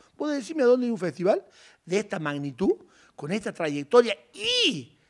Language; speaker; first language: Spanish; native; Spanish